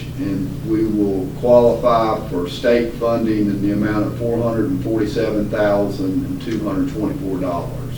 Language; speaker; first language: English; native; English